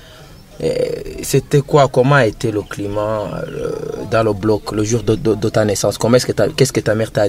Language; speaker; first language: French; non-native, local second language; Rundi